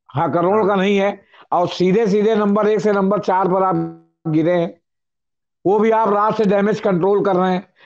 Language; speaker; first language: Hindi; native; Hindi